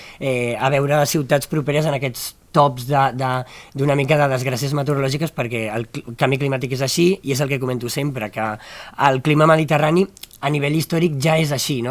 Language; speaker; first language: Catalan; native; Catalan